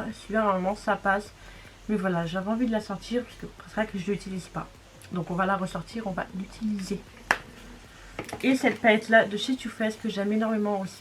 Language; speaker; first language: French; native; French